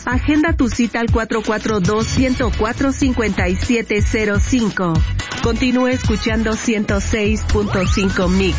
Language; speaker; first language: Spanish; native; Spanish